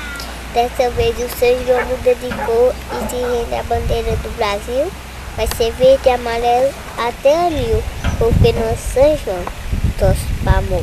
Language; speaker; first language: Portuguese; native; Portuguese